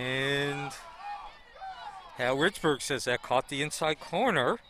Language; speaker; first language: English; native; English